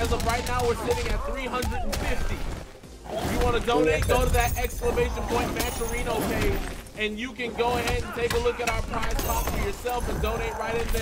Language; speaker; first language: English; native; English